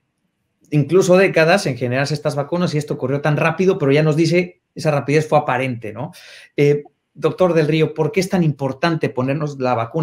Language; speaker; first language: Spanish; native; Spanish